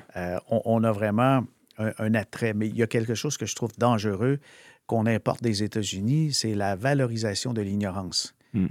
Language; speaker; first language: French; native; French